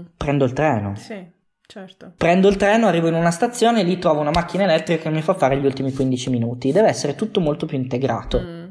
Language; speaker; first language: Italian; native; Italian